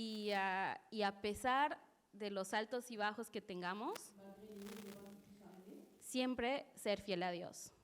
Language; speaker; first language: Spanish; early bilingual, heritage; Spanish